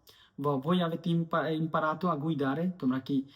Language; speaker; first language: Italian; non-native, fluent; Bangla